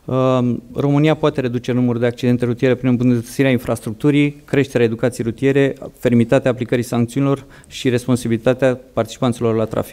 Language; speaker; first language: Romanian; native; Romanian